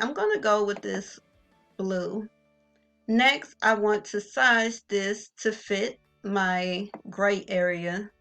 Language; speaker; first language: English; native; English